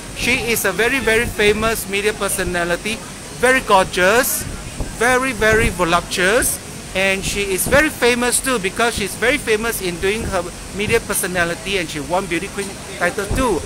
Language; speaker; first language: English; non-native, local second language; Chinese